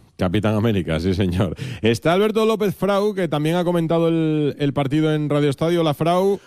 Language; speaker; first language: Spanish; native; Spanish